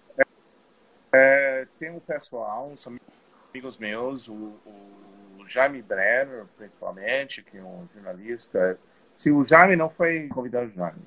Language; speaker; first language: Portuguese; non-native, fluent; English